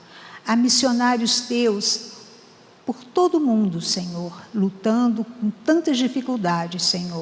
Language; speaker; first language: Portuguese; native; Portuguese